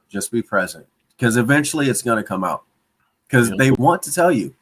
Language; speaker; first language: English; native; English